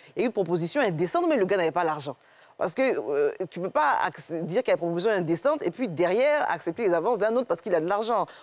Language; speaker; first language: French; native; French